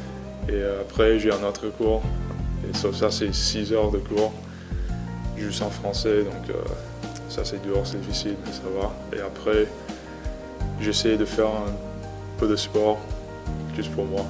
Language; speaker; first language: French; non-native, learner; English